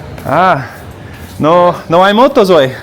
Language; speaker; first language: Spanish; non-native, learner; English